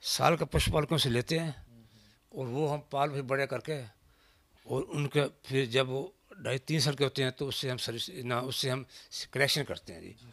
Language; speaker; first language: Hindi; native; Hindi